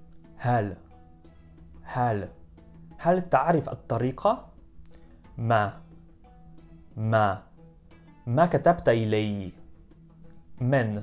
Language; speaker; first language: Arabic; non-native, fluent; Polish